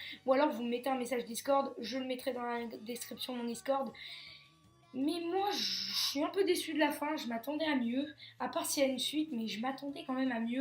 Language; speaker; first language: French; native; French